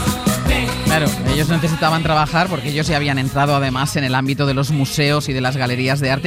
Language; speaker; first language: Spanish; native; Spanish